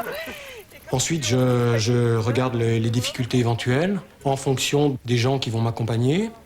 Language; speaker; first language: French; native; French